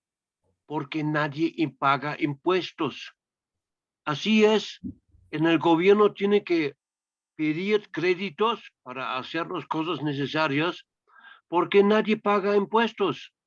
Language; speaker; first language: Spanish; non-native, fluent; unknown